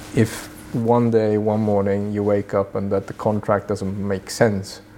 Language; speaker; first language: English; early bilingual, other home language; Swedish